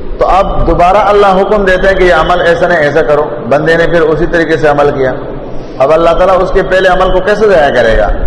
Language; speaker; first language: Urdu; non-native, local second language; Pashto